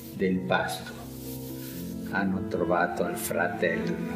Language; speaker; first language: Italian; non-native, fluent; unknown